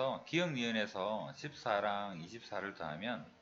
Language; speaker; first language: Korean; native; Korean